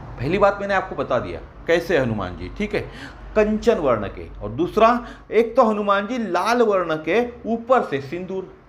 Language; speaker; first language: Hindi; non-native, local second language; Marathi